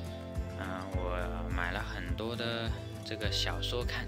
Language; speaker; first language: Chinese; native; Chinese